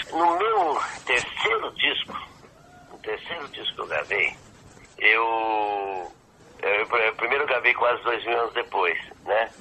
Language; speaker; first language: Portuguese; native; Portuguese